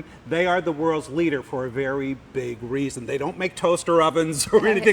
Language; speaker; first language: English; native; English